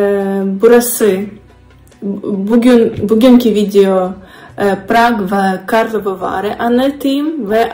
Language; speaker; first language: Turkish; non-native, learner; Ukrainian